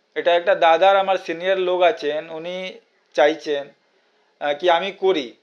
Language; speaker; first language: Bangla; non-native, local second language; Hindi